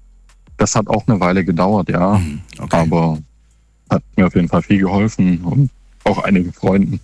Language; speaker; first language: German; native; German